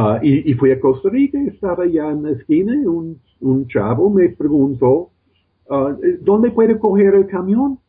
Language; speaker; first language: Spanish; non-native, fluent; English